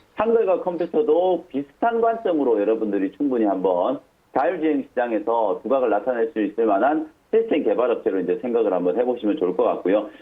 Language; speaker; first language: Korean; native; Korean